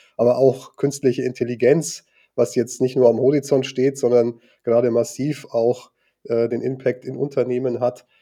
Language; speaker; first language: German; native; German